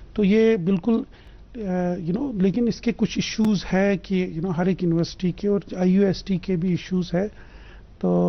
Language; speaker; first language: Hindi; non-native, local second language; Kashmiri